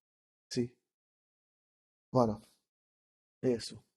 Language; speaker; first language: Spanish; non-native, learner; Portuguese